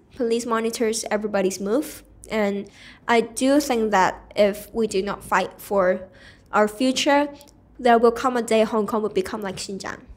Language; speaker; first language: English; non-native, local second language; Cantonese